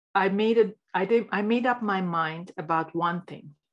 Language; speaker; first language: English; non-native, fluent; Turkish